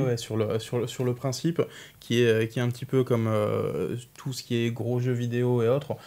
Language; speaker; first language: French; native; French